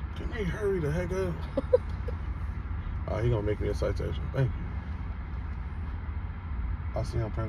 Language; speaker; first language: English; native; English